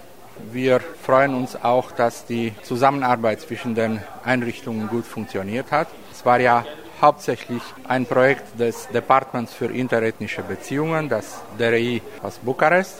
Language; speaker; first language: German; native; German